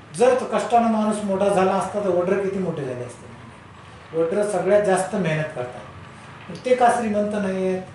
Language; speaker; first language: Marathi; native; Marathi